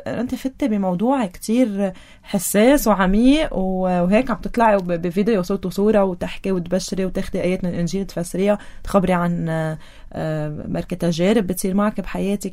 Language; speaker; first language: Arabic; native; Arabic